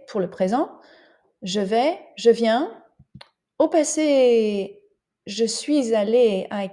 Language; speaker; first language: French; non-native, fluent; English